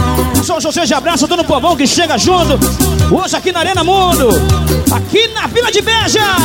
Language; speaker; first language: Portuguese; native; Portuguese